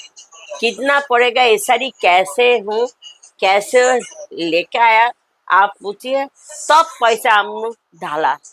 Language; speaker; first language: Hindi; non-native, local second language; Bangla